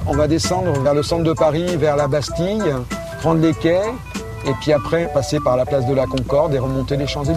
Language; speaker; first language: French; native; French